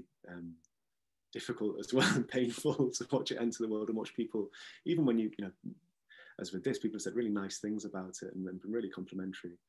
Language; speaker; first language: English; native; English